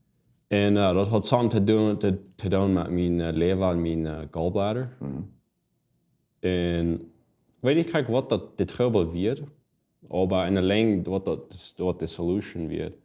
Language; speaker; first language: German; non-native, learner; Plautdietsch